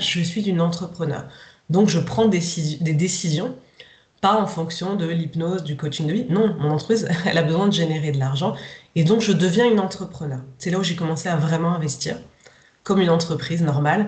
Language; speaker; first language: French; native; French